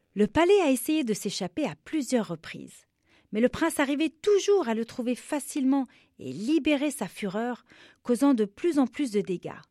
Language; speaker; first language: French; non-native, local second language; Arabic